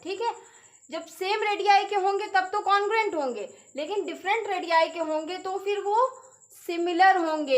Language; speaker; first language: Hindi; native; Hindi